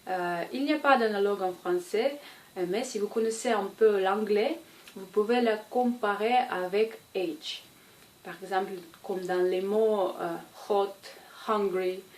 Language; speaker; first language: French; non-native, fluent; Russian